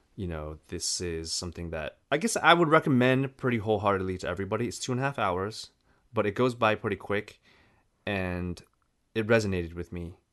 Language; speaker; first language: English; native; English